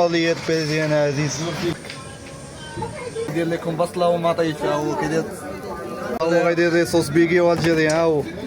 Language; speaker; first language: Arabic; native; Arabic